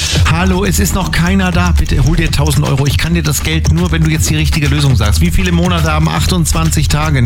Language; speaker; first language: German; native; German